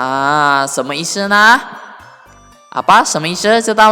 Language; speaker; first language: Chinese; non-native, fluent; Indonesian